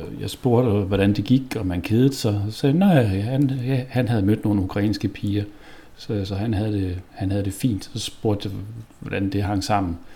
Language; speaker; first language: Danish; native; Danish